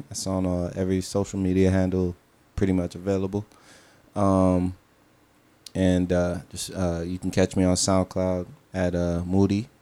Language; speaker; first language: English; early bilingual, other home language; Haitian Creole